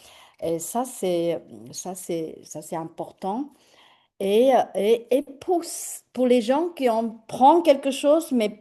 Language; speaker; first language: French; non-native, fluent; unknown